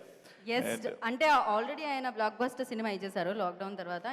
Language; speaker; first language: Telugu; native; Telugu